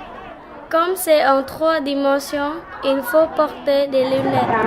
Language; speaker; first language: French; non-native, learner; Khmer